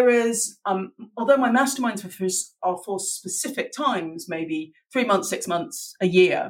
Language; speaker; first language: English; native; English